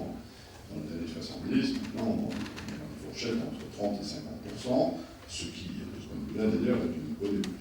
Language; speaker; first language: French; native; French